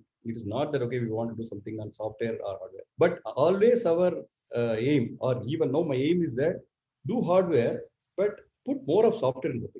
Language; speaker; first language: English; non-native, local second language; Tamil